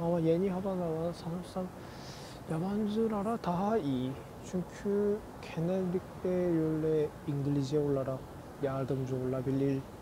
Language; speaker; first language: Turkish; non-native, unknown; Korean